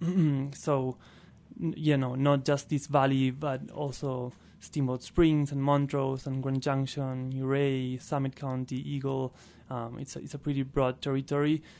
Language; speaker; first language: English; non-native, fluent; Spanish